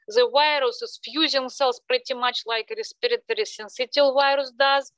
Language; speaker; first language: English; non-native, fluent; Russian